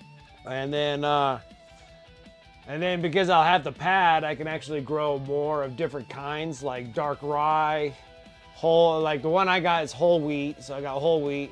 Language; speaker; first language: English; native; English